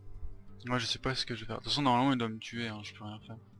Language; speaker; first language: French; native; French